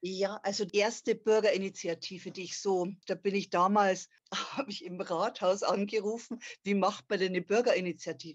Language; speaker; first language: German; native; German